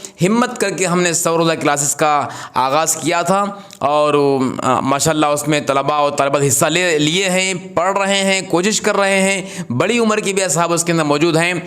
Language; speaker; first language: Urdu; native; Urdu